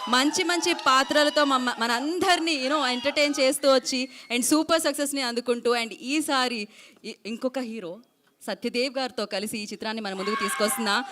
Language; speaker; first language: Telugu; native; Telugu